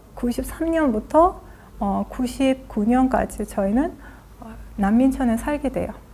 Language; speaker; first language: Korean; non-native, fluent; Azerbaijani